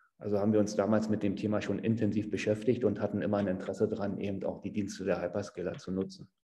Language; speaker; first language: German; native; German